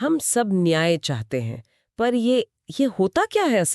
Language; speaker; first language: Hindi; native; Hindi